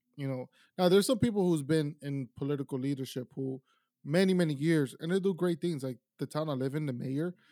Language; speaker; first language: English; native; English